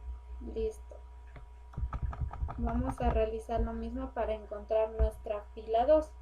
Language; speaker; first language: Spanish; native; Spanish